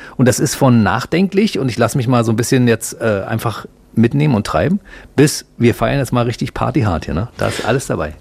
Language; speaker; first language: German; native; German